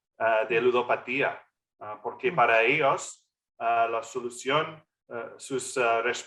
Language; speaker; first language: Spanish; non-native, fluent; English